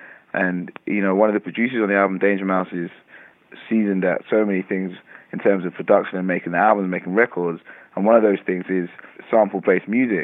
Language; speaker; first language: English; native; English